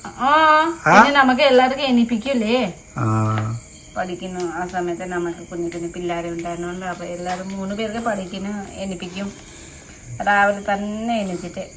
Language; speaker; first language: Malayalam; non-native, fluent; Nepali